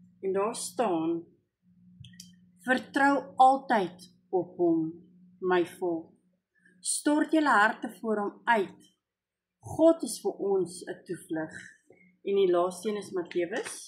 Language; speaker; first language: Afrikaans; non-native, local second language; English